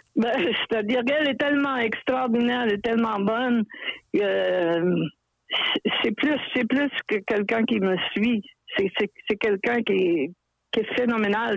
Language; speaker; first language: French; native; French